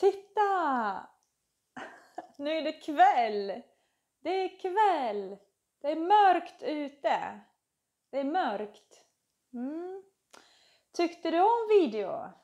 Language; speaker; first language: Swedish; non-native, fluent; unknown